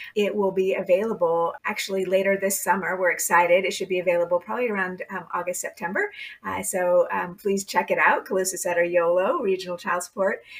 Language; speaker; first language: English; native; English